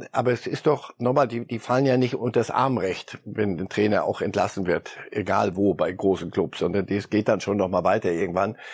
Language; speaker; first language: German; early bilingual, other home language; Polish